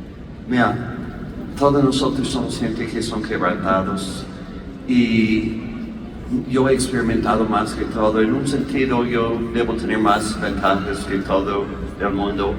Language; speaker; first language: Spanish; non-native, learner; English